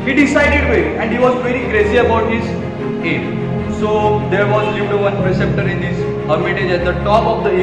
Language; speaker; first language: English; non-native, local second language; Marathi